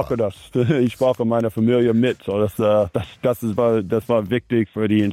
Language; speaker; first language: German; non-native, fluent; English